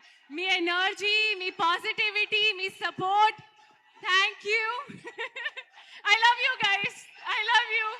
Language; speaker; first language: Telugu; non-native, learner; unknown